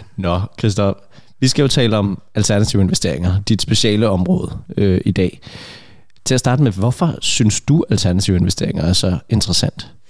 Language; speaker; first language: Danish; native; Danish